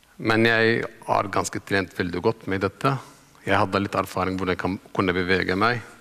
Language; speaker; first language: Norwegian; non-native, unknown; Arabic